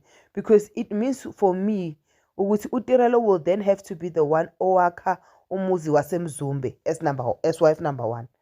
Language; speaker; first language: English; non-native, local second language; Zulu